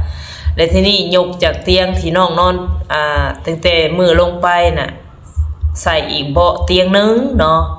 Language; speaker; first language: Thai; non-native, local second language; Lao